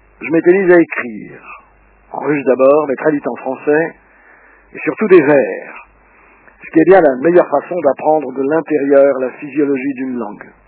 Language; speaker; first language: French; early bilingual, other home language; Russian